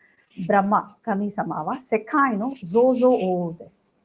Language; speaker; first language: Japanese; non-native, fluent; Tamil